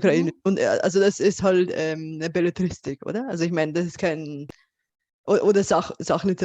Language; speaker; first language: German; non-native, fluent; Bulgarian